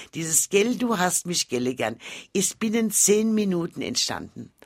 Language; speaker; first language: German; native; German